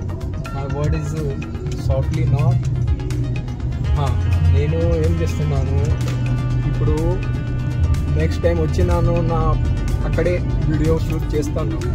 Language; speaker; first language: Telugu; non-native, local second language; Kannada